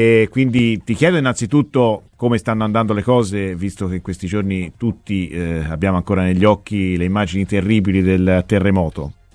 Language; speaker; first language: Italian; native; Italian